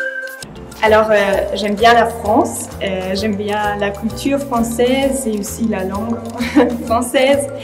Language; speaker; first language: French; non-native, fluent; German